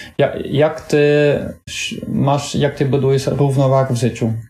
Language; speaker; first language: Polish; non-native, learner; Dutch